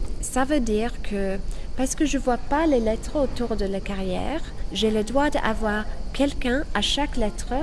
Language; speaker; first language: French; non-native, fluent; English